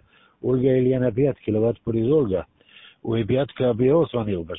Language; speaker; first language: Russian; non-native, learner; German